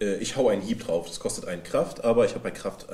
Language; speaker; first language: German; native; German